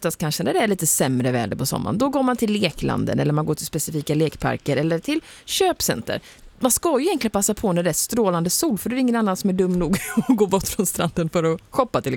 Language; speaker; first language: Swedish; native; Swedish